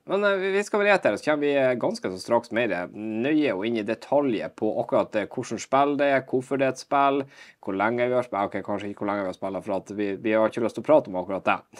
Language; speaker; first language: Norwegian; native; Norwegian